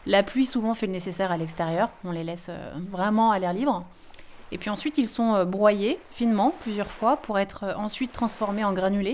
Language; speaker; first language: French; native; French